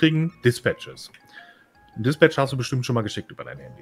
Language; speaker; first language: German; native; German